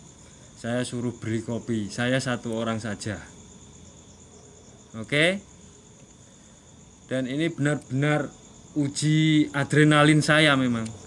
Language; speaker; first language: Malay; non-native, local second language; Javanese